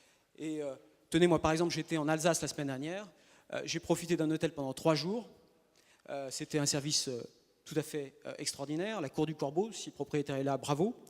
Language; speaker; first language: French; native; French